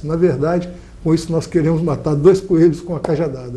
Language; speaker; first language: Portuguese; native; Portuguese